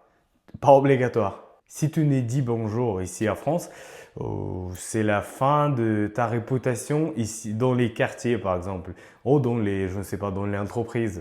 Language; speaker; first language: French; non-native, learner; Ukrainian